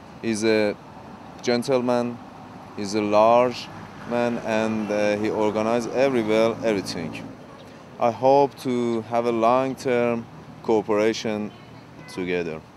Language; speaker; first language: English; non-native, learner; Persian